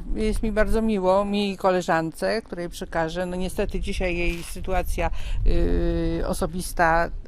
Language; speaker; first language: Polish; native; Polish